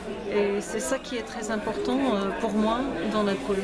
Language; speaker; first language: French; non-native, fluent; English